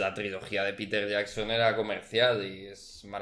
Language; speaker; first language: Spanish; native; Spanish